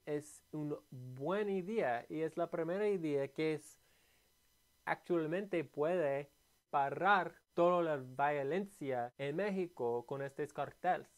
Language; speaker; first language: Spanish; non-native, learner; English